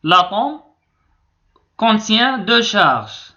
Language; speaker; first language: French; non-native, local second language; Arabic